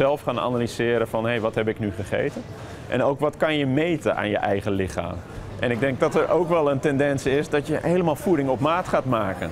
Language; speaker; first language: Dutch; native; Dutch